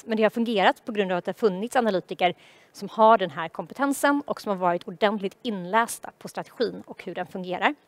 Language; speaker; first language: Swedish; native; Swedish